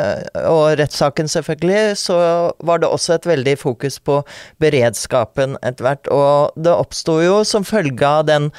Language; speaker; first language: Norwegian; native; Norwegian